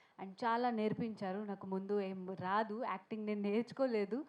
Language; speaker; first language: Telugu; non-native, learner; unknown